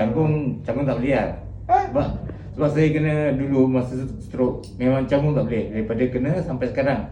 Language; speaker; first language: Malay; native; Malay